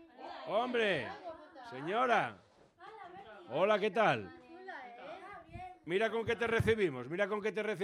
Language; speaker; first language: Spanish; native; Spanish